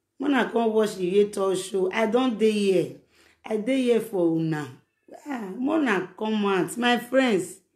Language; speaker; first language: Nigerian Pidgin; non-native, local second language; Bini